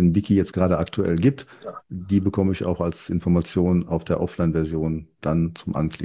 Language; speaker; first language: German; native; German